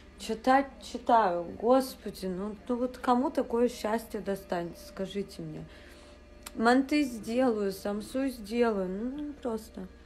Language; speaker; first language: Russian; native; Russian